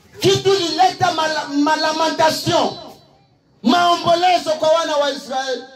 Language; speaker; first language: Swahili; native; Swahili